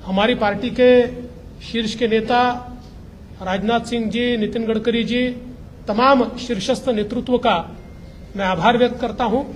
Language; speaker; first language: Hindi; non-native, local second language; Marathi